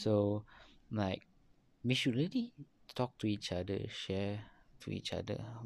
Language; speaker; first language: English; non-native, local second language; Malay